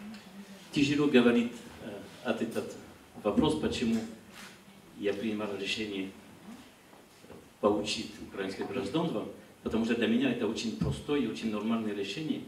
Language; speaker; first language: Russian; non-native, learner; French